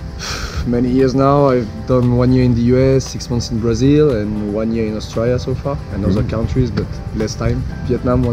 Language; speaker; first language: English; non-native, fluent; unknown